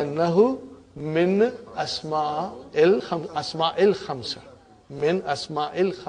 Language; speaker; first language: Arabic; non-native, fluent; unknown